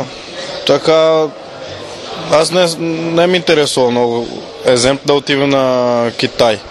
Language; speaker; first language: Bulgarian; non-native, learner; Portuguese